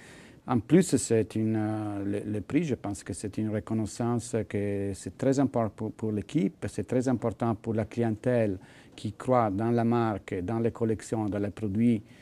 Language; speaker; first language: French; non-native, fluent; Italian